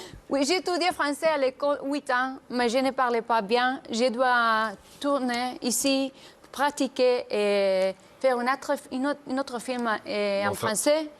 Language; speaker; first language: French; non-native, learner; Spanish